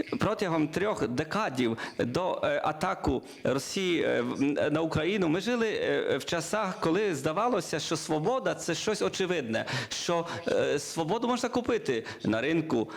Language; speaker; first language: Ukrainian; non-native, learner; Polish